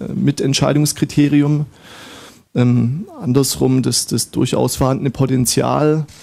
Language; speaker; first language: German; native; German